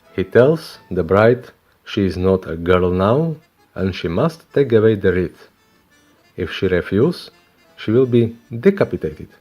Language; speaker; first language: English; non-native, learner; Slovak